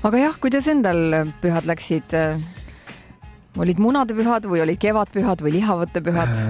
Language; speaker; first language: Estonian; native; Estonian